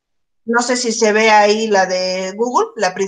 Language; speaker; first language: Spanish; native; Spanish